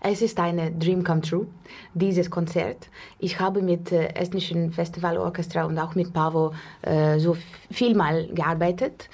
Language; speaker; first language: German; non-native, learner; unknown